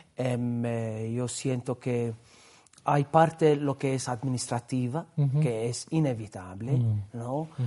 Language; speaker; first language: Spanish; non-native, fluent; Maltese